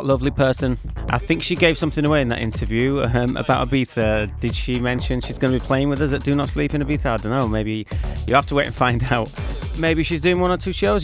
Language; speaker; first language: English; native; English